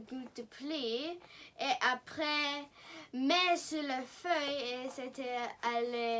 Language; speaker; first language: French; non-native, local second language; English